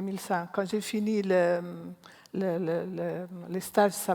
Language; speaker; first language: French; non-native, learner; Portuguese